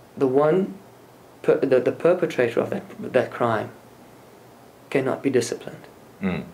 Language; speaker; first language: English; non-native, local second language; Afrikaans